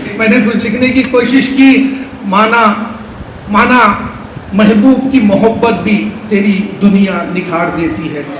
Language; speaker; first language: Urdu; native; Urdu